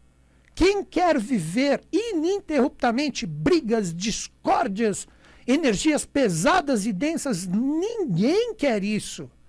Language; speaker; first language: Portuguese; native; Portuguese